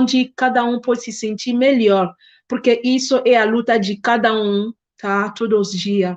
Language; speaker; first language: Portuguese; non-native, fluent; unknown